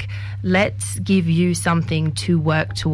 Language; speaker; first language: English; native; English